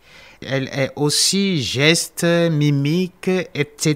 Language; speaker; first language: French; non-native, local second language; Ewe